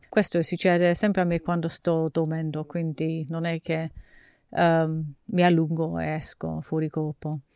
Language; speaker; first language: Italian; non-native, fluent; English